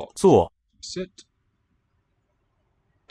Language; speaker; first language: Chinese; non-native, learner; English